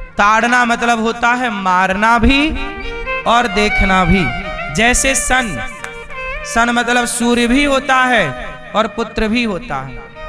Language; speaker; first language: Hindi; native; Hindi